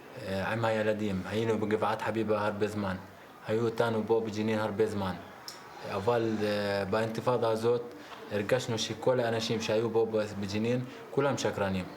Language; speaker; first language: Hebrew; non-native, local second language; Arabic